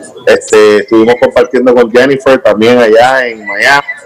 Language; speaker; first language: Spanish; early bilingual, heritage; Spanish